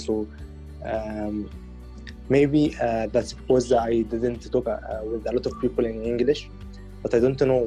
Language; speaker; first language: English; non-native, learner; Arabic